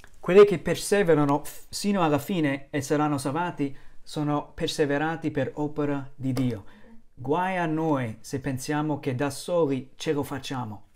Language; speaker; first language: Italian; non-native, fluent; English